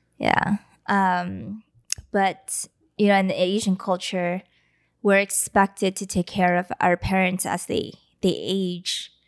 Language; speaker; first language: English; early bilingual, other home language; Vietnamese